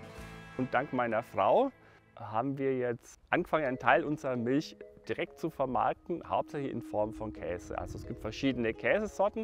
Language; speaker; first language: German; native; German